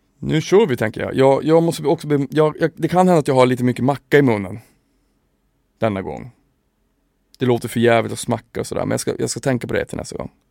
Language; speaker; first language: Swedish; native; Swedish